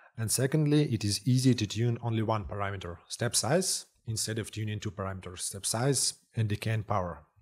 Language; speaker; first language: English; non-native, fluent; Russian